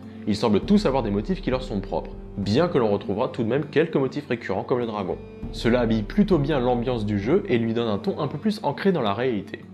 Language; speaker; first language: French; native; French